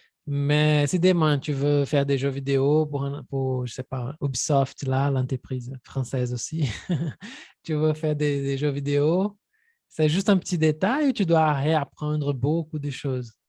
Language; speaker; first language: French; non-native, fluent; Portuguese